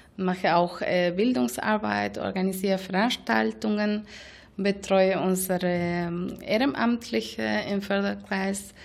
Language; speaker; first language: German; non-native, fluent; Spanish